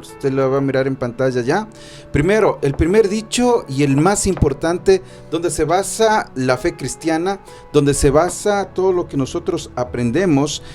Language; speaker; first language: Spanish; native; Spanish